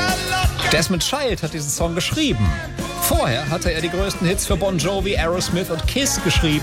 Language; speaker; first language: German; native; German